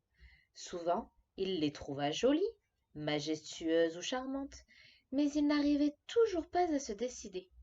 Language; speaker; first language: French; native; French